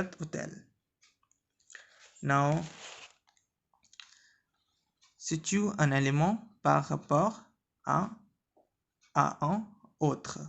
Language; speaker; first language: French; non-native, learner; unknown